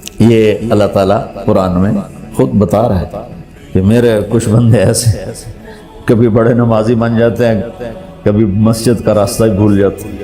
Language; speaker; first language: Urdu; non-native, local second language; Punjabi